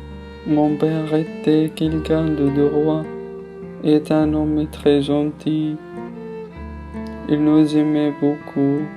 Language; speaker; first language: French; non-native, fluent; Arabic